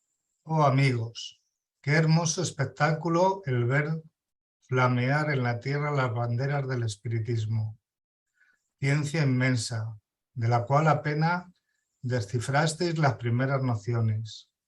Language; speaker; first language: Spanish; native; Spanish